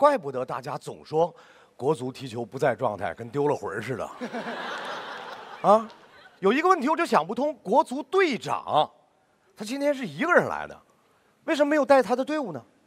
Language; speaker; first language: Chinese; native; Chinese